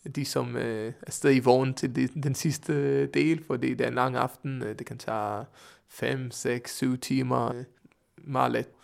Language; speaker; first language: Danish; non-native, fluent; Hebrew